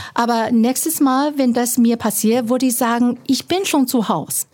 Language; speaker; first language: German; non-native, fluent; Chinese